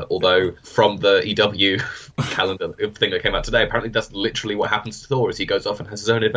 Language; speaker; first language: English; native; English